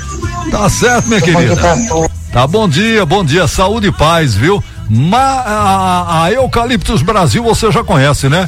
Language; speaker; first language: Portuguese; native; Portuguese